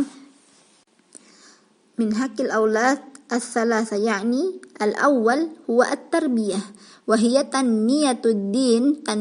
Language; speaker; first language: Arabic; non-native, fluent; Indonesian